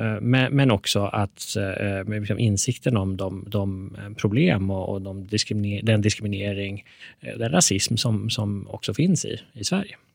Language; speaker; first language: Swedish; early bilingual, other home language; Persian